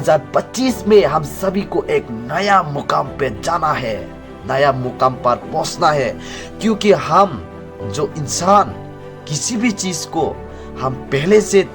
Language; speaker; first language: Hindi; non-native, local second language; Kok Borok